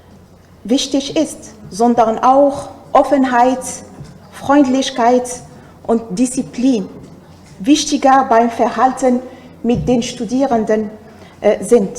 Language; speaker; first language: German; non-native, fluent; Arabic